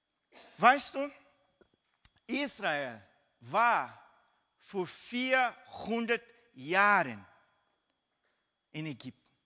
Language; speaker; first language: German; non-native, fluent; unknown